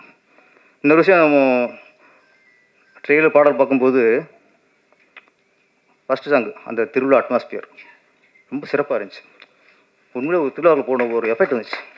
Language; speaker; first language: Tamil; native; Tamil